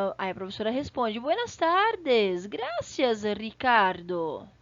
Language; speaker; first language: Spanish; non-native, fluent; Portuguese